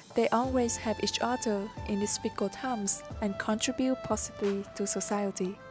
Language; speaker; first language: English; non-native, fluent; Vietnamese